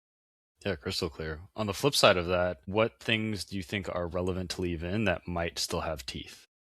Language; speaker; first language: English; native; English